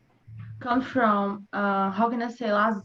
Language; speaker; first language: English; non-native, learner; Portuguese